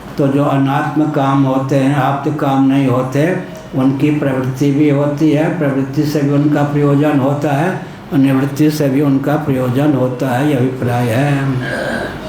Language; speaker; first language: Hindi; non-native, local second language; Maithili